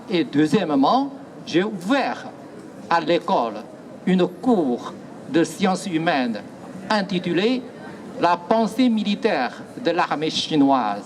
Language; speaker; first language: French; non-native, fluent; Chinese